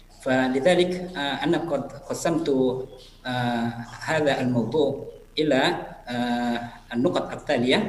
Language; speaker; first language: Arabic; non-native, fluent; Indonesian